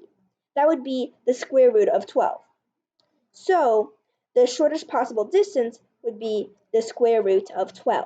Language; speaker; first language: English; native; English